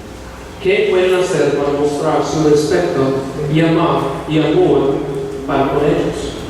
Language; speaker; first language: Spanish; non-native, fluent; English